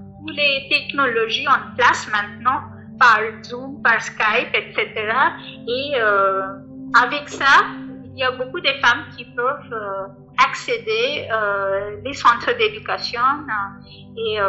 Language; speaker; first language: French; non-native, fluent; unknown